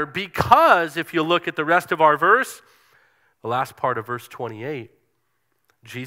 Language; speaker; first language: English; native; English